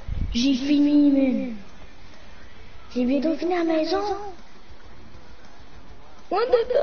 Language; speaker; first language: French; native; French